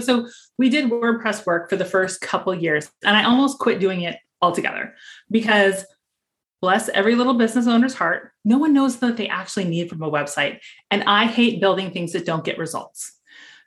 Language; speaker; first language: English; native; English